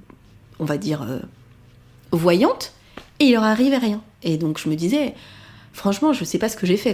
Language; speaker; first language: French; native; French